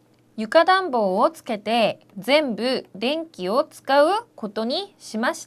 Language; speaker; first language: Japanese; non-native, learner; Korean